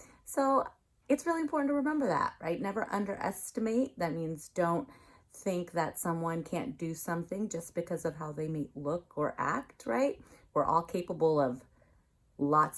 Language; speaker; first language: English; native; English